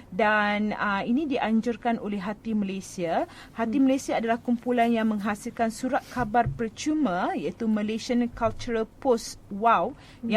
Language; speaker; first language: Malay; native; Malay